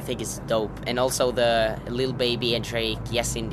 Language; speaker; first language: English; non-native, fluent; Norwegian